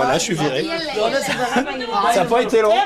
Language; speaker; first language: French; native; French